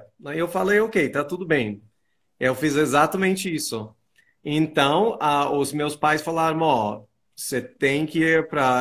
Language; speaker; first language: Portuguese; non-native, fluent; English